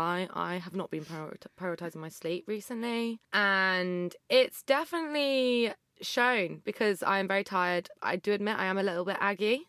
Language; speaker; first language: English; native; English